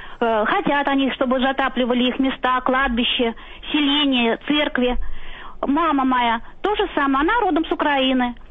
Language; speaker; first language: Russian; native; Russian